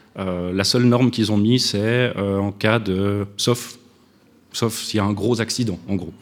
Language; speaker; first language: French; native; French